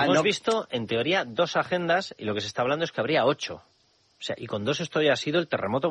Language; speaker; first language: Spanish; native; Spanish